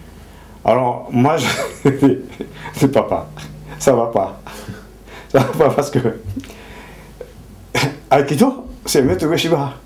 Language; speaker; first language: French; non-native, fluent; Japanese